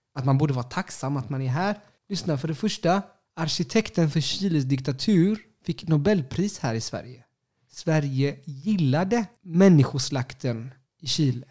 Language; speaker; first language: Swedish; early bilingual, other home language; Spanish